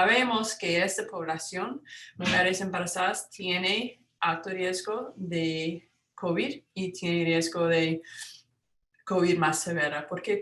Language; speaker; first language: Spanish; non-native, fluent; English